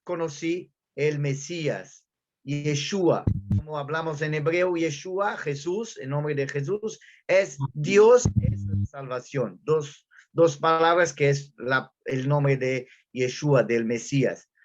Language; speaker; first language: Spanish; non-native, learner; Portuguese